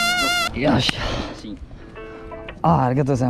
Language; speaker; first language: Japanese; non-native, learner; Filipino